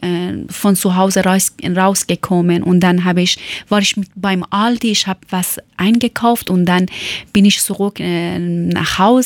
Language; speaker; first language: German; non-native, learner; Persian